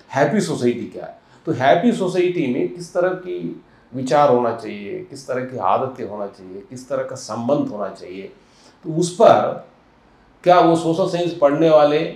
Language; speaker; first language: Hindi; non-native, local second language; Telugu